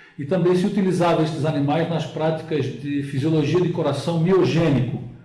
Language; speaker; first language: Portuguese; native; Portuguese